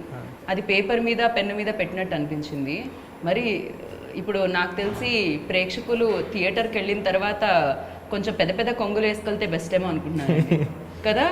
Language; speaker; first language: Telugu; native; Telugu